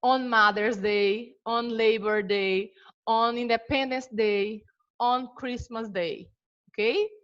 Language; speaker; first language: English; non-native, fluent; Portuguese